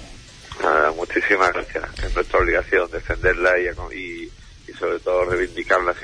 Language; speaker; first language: Spanish; native; Spanish